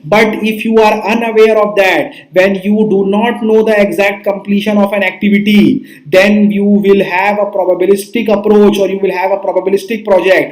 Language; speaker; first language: English; non-native, local second language; Hindi